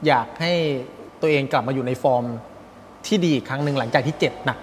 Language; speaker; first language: Thai; native; Thai